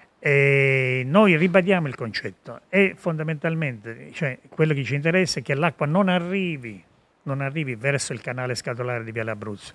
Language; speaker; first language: Italian; native; Italian